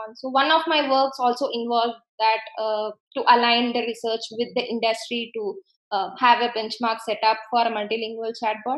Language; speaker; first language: English; non-native, local second language; Tamil